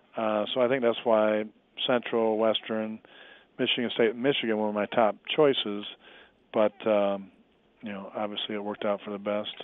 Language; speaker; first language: English; native; English